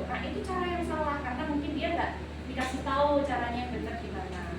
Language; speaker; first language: Indonesian; native; Indonesian